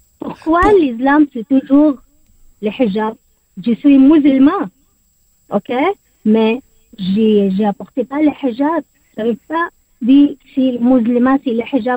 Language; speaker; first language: French; non-native, learner; Arabic